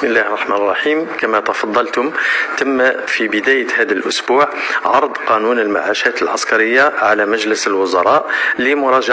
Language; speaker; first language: Arabic; native; Arabic